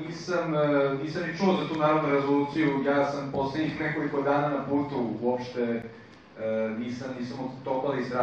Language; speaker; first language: Serbian; native; Serbian